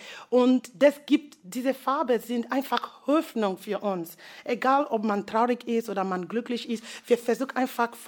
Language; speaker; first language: German; non-native, learner; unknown